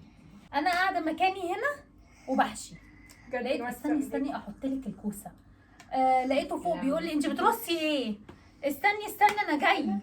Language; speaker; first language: Arabic; native; Arabic